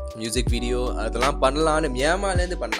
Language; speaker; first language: Tamil; early bilingual, heritage; Tamil